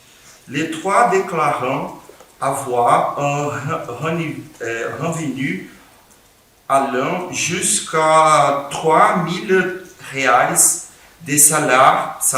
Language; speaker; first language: French; non-native, fluent; Portuguese